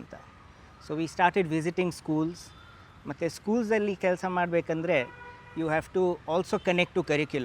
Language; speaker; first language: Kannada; non-native, local second language; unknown